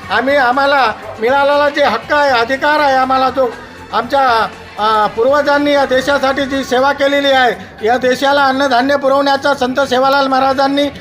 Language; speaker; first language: Marathi; non-native, local second language; Lambadi